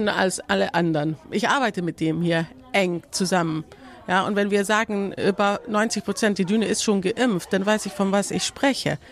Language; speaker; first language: German; non-native, fluent; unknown